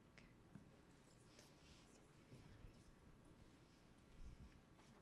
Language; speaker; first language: English; early bilingual, other home language; Urdu